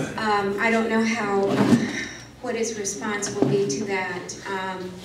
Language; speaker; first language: English; native; English